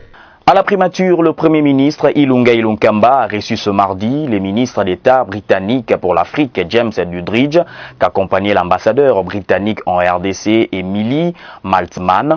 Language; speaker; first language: French; native; French